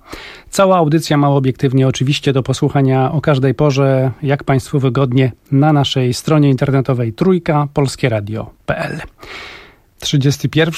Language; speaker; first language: Polish; native; Polish